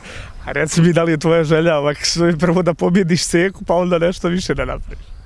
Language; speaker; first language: Serbian; native; Serbian